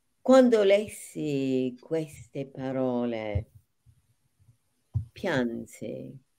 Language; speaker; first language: Italian; non-native, fluent; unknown